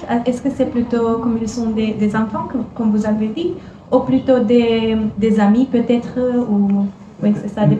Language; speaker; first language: French; non-native, fluent; Romanian